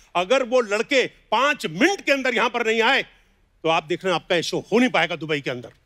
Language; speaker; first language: Hindi; native; Hindi